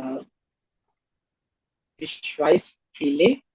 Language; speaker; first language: German; non-native, learner; Hindi